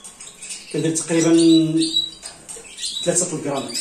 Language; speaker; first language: Arabic; native; Arabic